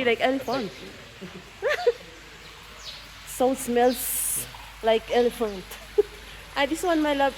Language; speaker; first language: English; non-native, local second language; Filipino